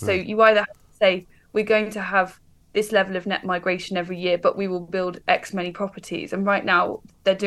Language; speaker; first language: English; native; English